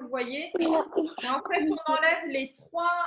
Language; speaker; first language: French; native; French